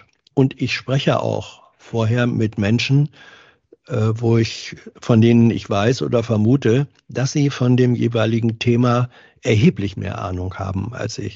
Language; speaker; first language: German; native; German